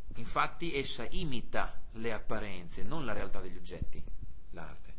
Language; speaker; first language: Italian; native; Italian